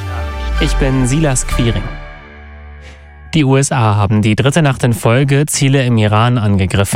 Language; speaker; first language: German; native; German